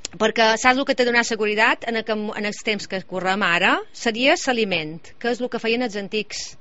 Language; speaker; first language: Catalan; native; Catalan